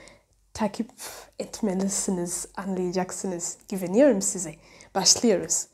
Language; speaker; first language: Turkish; non-native, learner; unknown